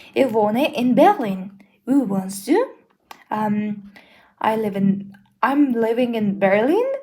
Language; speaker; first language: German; non-native, learner; Mongolian